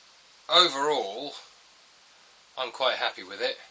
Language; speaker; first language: English; native; English